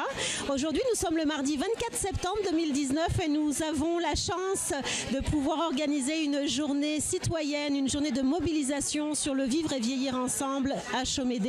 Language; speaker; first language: French; native; French